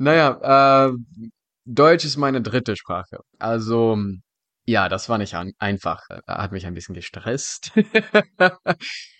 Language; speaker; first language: German; non-native, fluent; Czech